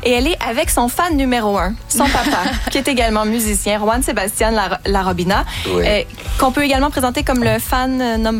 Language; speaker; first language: French; native; French